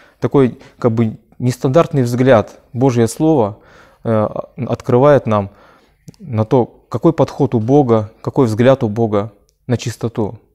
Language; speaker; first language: Russian; native; Russian